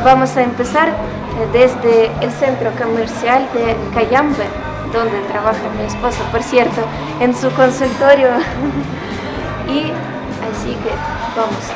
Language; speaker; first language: Spanish; non-native, fluent; Ukrainian